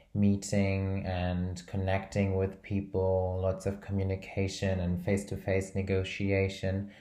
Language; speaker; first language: English; non-native, fluent; Portuguese